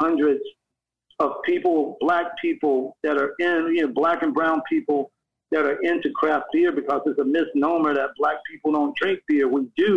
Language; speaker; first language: English; native; English